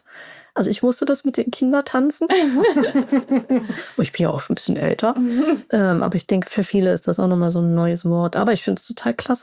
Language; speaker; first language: German; native; German